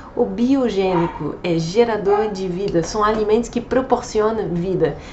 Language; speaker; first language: Portuguese; non-native, fluent; French